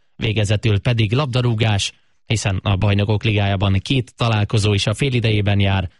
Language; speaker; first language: Hungarian; native; Hungarian